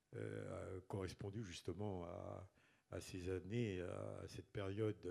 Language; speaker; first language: French; native; French